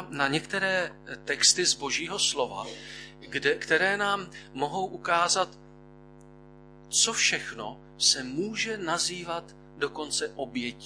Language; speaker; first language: Czech; native; Czech